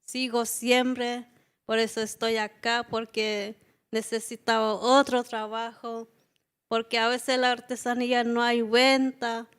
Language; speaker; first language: Spanish; non-native, local second language; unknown